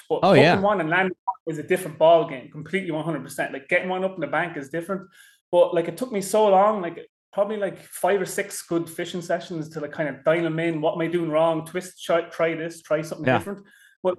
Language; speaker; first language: English; native; English